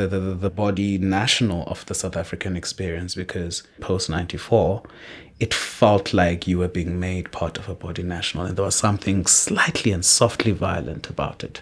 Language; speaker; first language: English; non-native, local second language; Xhosa